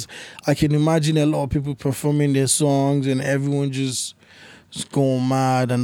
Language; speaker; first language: English; native; English